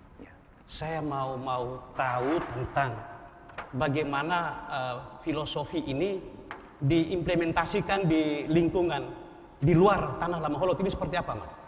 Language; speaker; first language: Indonesian; non-native, local second language; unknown